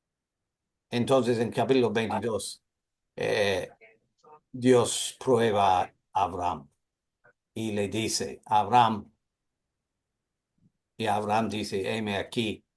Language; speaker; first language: Spanish; non-native, fluent; English